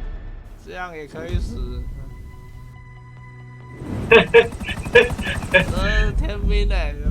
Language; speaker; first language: Chinese; native; Chinese